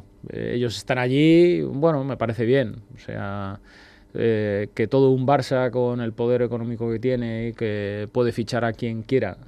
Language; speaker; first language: Spanish; native; Spanish